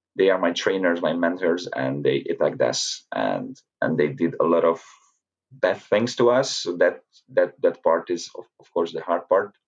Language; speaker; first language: English; non-native, fluent; Hungarian